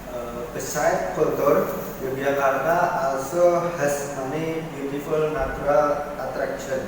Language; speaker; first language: English; non-native, learner; Indonesian